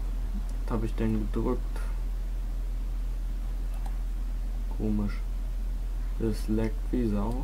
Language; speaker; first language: German; native; German